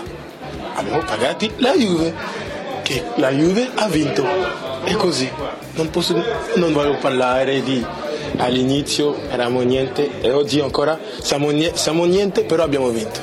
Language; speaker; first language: Italian; non-native, learner; French